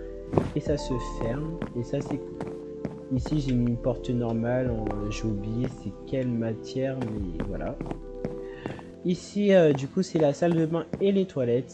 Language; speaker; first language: French; native; French